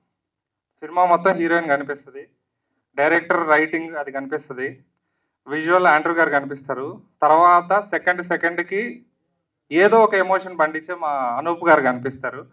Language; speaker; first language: Telugu; native; Telugu